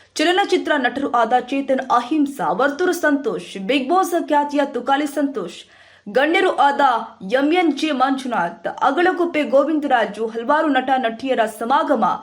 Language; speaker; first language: Kannada; native; Kannada